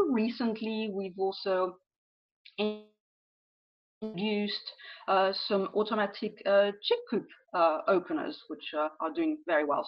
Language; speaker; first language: English; non-native, fluent; French